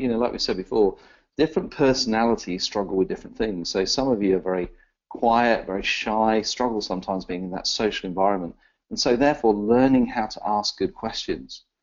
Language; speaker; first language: English; native; English